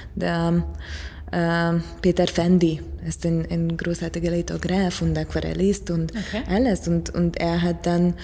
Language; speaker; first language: German; non-native, fluent; Hungarian